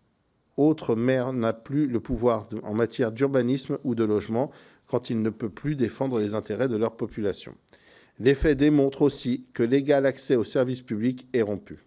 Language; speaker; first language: French; native; French